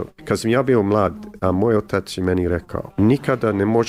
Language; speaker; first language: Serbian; early bilingual, heritage; English